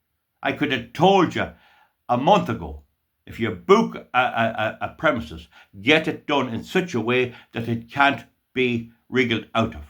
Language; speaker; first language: English; native; English